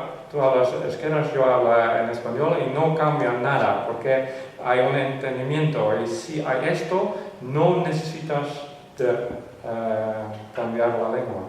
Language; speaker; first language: Spanish; non-native, fluent; Western Frisian